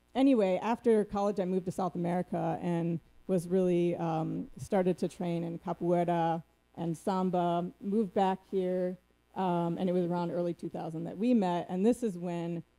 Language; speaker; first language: English; native; English